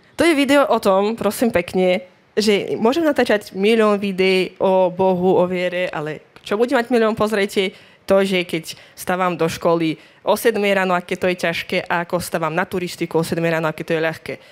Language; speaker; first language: Slovak; non-native, fluent; Russian